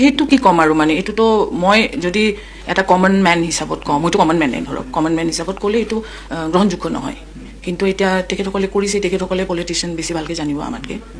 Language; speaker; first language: Assamese; non-native, local second language; Nepali